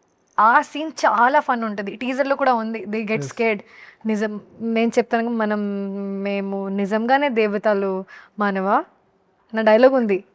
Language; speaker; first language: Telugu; non-native, local second language; Hindi